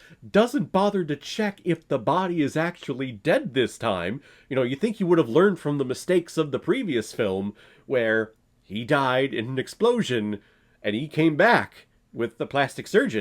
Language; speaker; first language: English; native; English